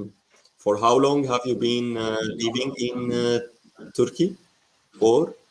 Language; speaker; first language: English; non-native, fluent; Arabic